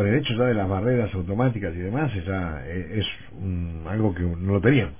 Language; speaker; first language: Spanish; native; Spanish